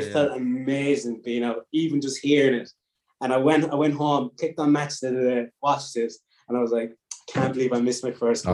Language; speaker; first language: English; native; English